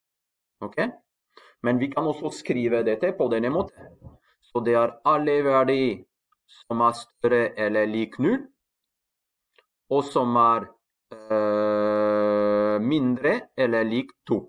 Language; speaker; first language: Norwegian; non-native, fluent; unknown